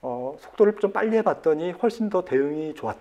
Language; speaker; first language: Korean; native; Korean